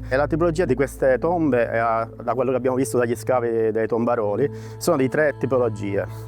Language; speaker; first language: Italian; native; Italian